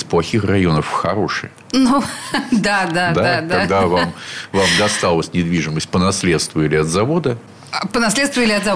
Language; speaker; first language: Russian; native; Russian